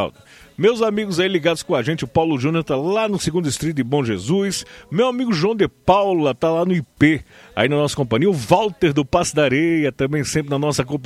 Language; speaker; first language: Portuguese; native; Portuguese